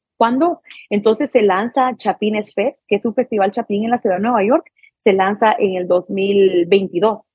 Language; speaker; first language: Spanish; native; Spanish